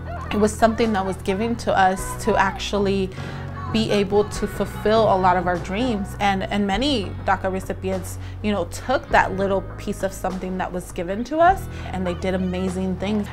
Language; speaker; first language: English; early bilingual, other home language; Spanish